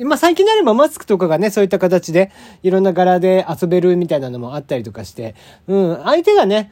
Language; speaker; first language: Japanese; native; Japanese